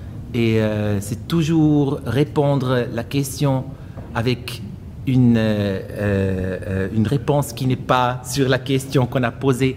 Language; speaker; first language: French; non-native, fluent; German